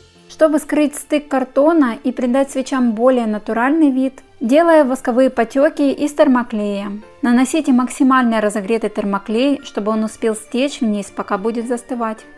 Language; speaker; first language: Russian; native; Russian